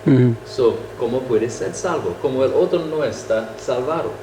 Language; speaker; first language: Spanish; non-native, fluent; English